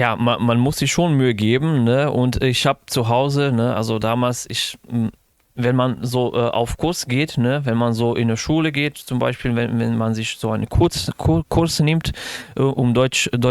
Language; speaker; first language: German; non-native, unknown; Bosnian